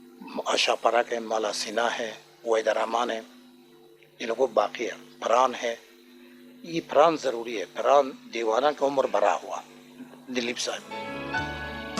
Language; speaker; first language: Hindi; non-native, learner; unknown